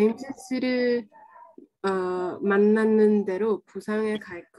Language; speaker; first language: Korean; non-native, learner; Burmese